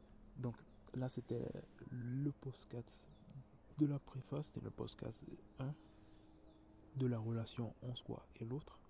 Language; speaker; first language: French; native; French